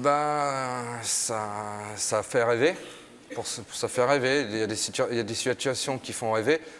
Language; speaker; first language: French; native; French